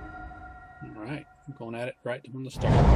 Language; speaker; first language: English; native; English